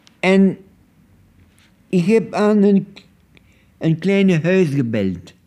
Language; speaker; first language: Dutch; non-native, local second language; French